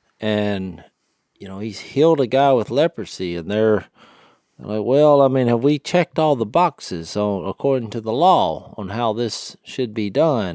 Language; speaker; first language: English; native; English